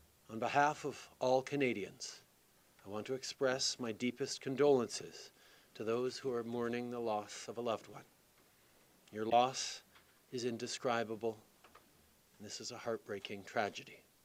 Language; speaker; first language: English; native; English